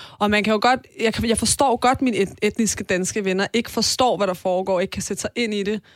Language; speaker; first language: Danish; early bilingual, other home language; Persian